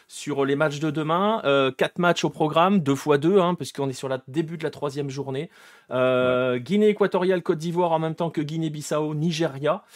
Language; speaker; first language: French; native; French